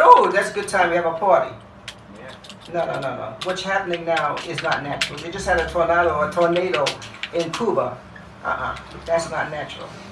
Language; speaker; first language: English; early bilingual, other home language; Spanish